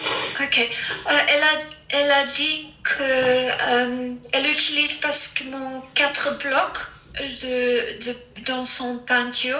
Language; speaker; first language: French; non-native, fluent; English